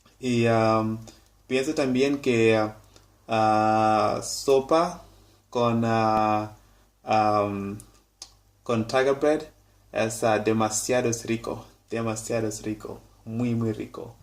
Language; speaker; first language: Spanish; non-native, learner; English